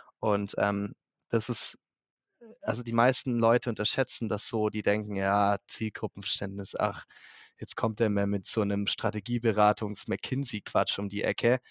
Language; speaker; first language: German; native; German